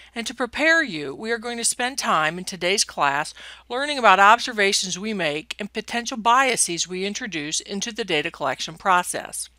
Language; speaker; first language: English; native; English